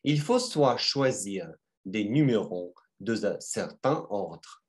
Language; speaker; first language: French; non-native, fluent; Russian